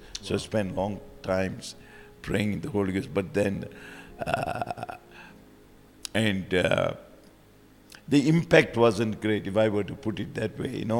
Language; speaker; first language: English; non-native, local second language; Tamil